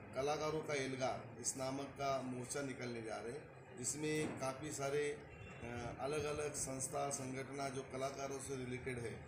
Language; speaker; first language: Hindi; non-native, local second language; Marathi